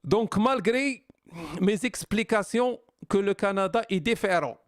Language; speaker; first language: French; non-native, local second language; Arabic